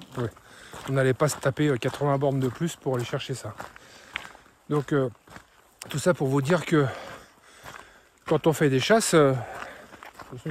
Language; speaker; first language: French; native; French